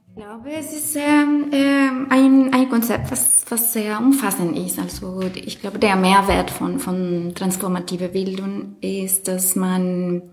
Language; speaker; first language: German; non-native, fluent; Spanish